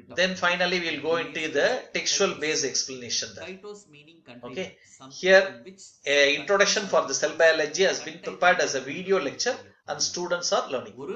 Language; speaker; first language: English; non-native, local second language; Tamil